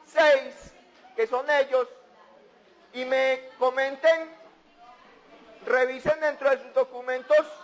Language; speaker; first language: Spanish; native; Spanish